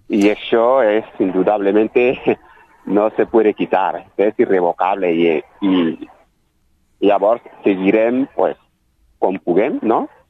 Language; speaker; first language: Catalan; non-native, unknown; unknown